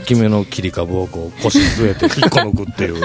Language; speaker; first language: Japanese; native; Japanese